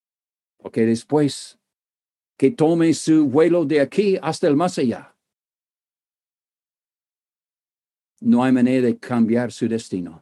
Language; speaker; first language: Spanish; non-native, fluent; English